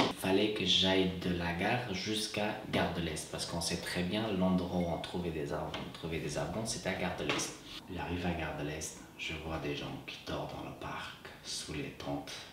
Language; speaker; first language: French; non-native, fluent; Persian